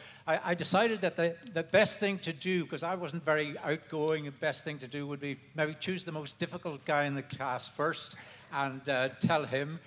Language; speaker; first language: English; native; English